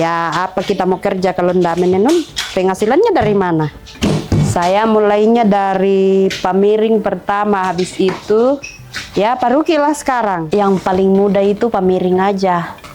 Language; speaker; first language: Indonesian; non-native, local second language; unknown